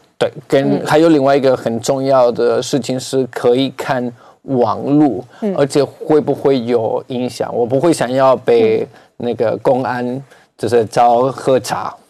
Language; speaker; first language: Chinese; non-native, fluent; Spanish